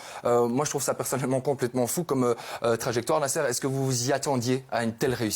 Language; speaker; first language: French; native; French